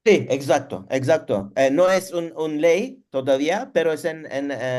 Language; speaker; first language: Spanish; non-native, learner; Turkish